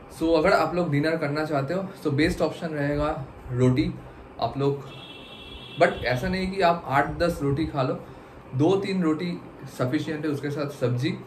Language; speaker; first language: Hindi; non-native, local second language; Bangla